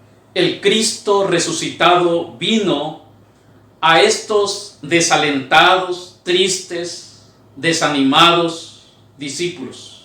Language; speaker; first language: Spanish; native; Spanish